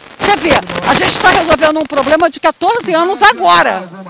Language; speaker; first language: Portuguese; native; Portuguese